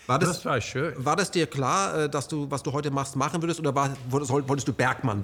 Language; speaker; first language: German; native; German